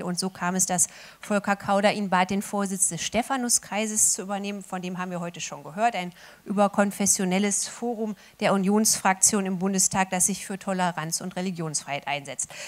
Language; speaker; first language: German; native; German